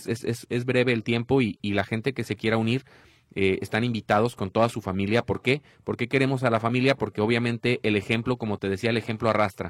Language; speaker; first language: Spanish; native; Spanish